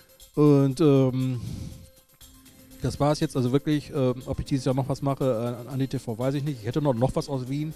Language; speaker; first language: German; native; German